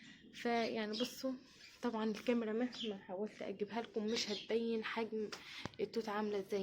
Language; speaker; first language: Arabic; native; Arabic